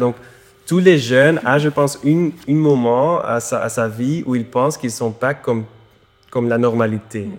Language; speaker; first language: French; non-native, learner; Dutch